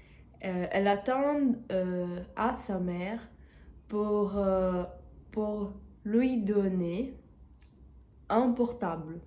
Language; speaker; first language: French; non-native, learner; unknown